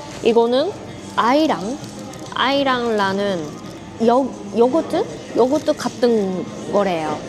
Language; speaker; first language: Korean; non-native, learner; Japanese